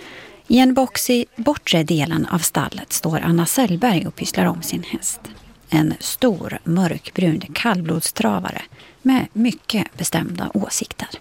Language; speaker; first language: Swedish; native; Swedish